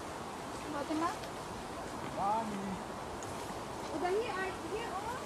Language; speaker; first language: German; non-native, learner; Filipino